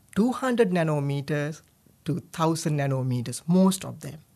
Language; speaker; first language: English; non-native, local second language; Sinhala